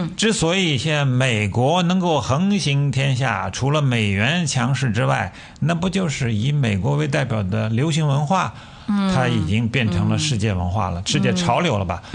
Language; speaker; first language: Chinese; native; Chinese